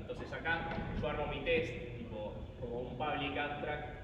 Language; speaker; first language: Spanish; native; Spanish